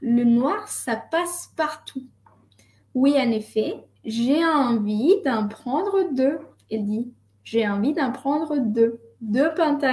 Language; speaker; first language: French; non-native, fluent; Spanish